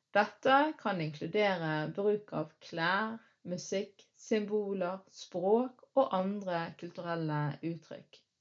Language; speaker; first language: Norwegian; early bilingual, other home language; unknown